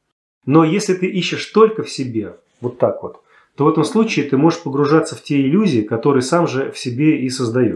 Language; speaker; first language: Russian; native; Russian